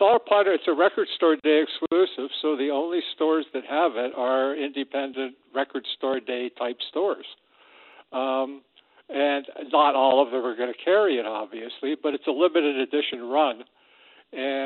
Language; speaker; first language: English; native; English